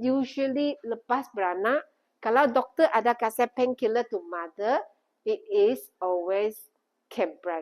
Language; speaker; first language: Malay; non-native, local second language; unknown